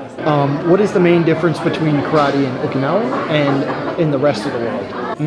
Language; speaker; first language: English; native; English